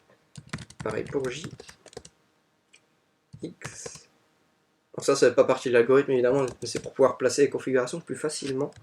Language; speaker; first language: French; native; French